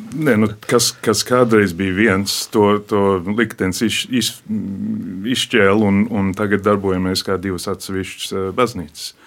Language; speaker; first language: Latvian; early bilingual, heritage; Latvian